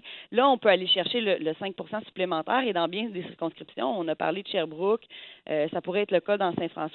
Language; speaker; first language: French; native; French